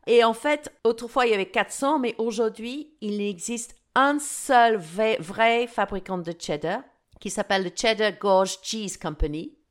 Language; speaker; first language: French; non-native, fluent; English